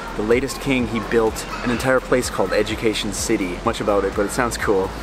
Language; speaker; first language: English; native; English